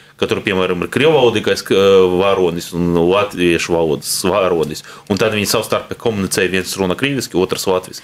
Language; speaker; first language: Latvian; non-native, local second language; Russian